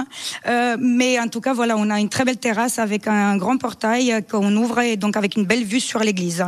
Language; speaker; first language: French; non-native, fluent; Romanian